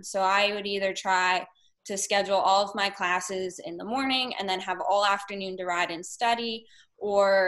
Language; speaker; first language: English; native; English